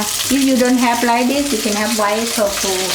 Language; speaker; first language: English; non-native, learner; Thai